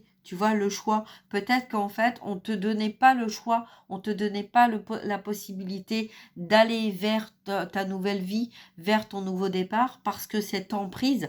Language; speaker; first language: French; native; French